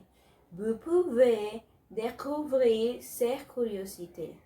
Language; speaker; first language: French; non-native, learner; Spanish